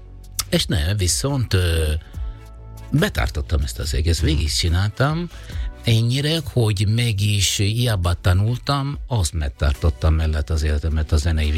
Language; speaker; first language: Hungarian; non-native, learner; Italian